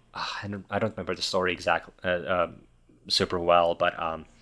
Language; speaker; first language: English; non-native, fluent; Finnish